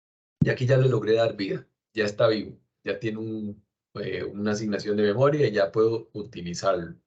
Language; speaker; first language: Spanish; native; Spanish